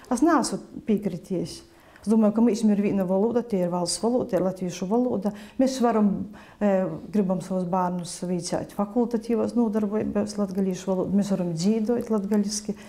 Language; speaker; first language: Latvian; native; Latvian